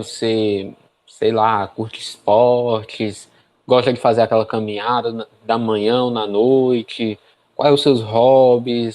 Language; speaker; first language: Portuguese; native; Portuguese